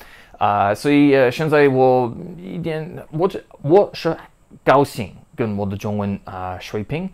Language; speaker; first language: Chinese; non-native, learner; English